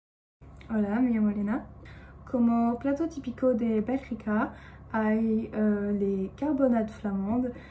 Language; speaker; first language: Spanish; non-native, learner; French